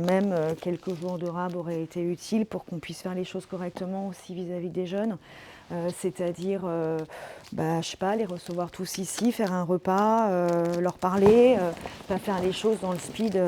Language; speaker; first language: French; native; French